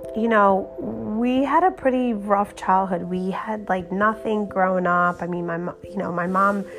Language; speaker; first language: English; early bilingual, other home language; Romanian